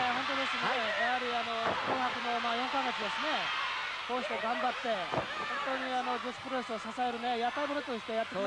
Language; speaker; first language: Japanese; native; Japanese